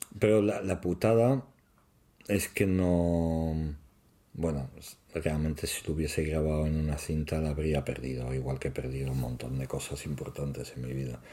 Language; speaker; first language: Spanish; native; Spanish